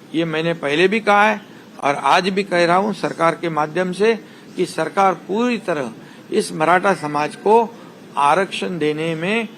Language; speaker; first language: Hindi; non-native, local second language; Marathi